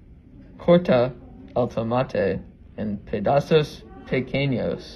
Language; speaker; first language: Spanish; non-native, learner; English